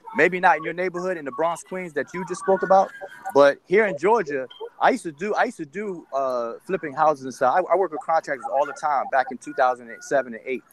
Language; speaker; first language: English; native; English